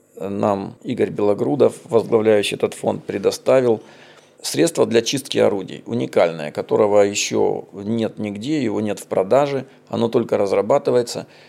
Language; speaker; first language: Russian; native; Russian